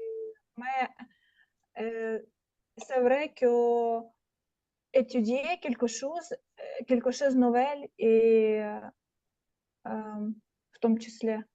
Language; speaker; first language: French; non-native, learner; Russian